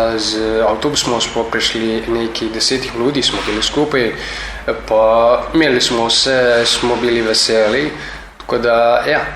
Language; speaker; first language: Slovenian; non-native, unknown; Tigrinya